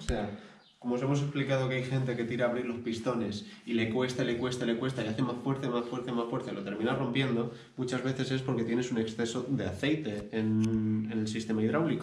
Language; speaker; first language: Spanish; native; Spanish